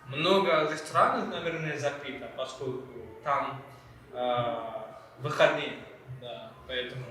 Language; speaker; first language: Russian; non-native, learner; Malay